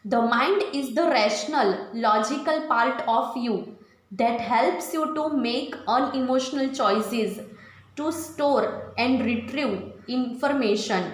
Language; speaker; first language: English; non-native, local second language; Gujarati